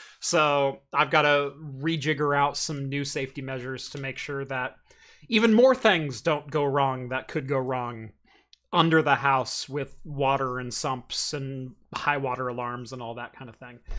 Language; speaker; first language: English; native; English